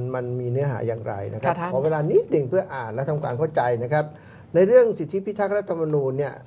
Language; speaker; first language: Thai; native; Thai